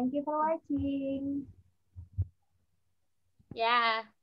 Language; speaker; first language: English; non-native, learner; Indonesian